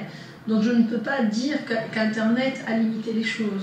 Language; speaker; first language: French; non-native, local second language; Arabic